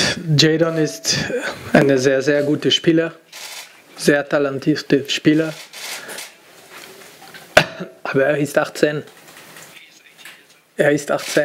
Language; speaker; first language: German; non-native, fluent; French